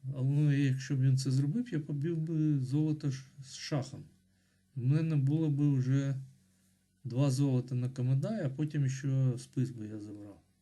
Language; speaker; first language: Ukrainian; non-native, local second language; Russian